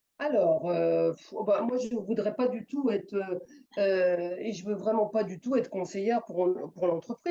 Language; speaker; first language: French; native; French